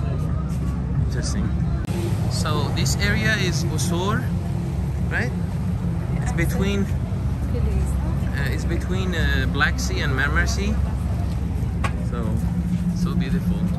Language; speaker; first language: English; non-native, fluent; Persian